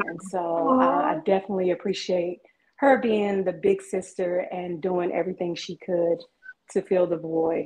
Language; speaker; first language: English; native; English